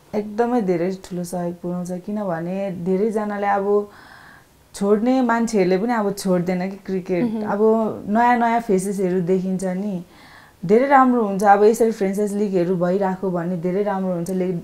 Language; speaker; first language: Nepali; native; Nepali